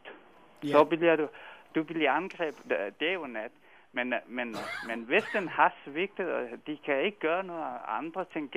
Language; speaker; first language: Danish; non-native, fluent; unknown